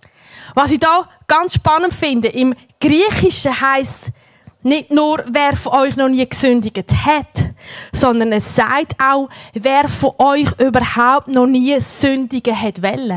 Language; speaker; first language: German; native; German